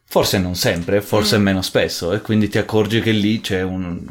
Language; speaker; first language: Italian; native; Italian